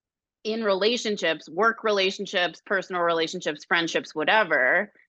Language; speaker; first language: English; native; English